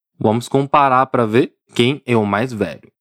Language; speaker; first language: Portuguese; non-native, fluent; Chinese